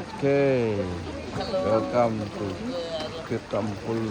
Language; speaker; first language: English; non-native, learner; Balinese